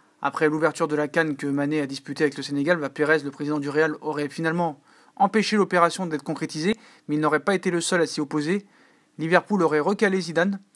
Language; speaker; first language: French; native; French